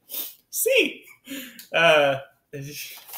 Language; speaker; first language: Spanish; non-native, learner; English